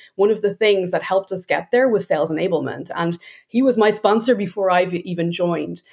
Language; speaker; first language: English; native; English